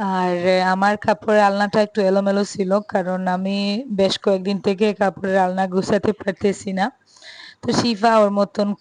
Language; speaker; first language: Bangla; native; Bangla